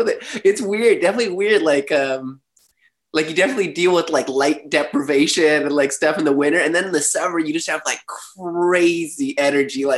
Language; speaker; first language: English; native; English